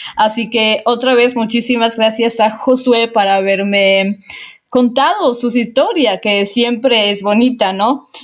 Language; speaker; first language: Spanish; non-native, fluent; Italian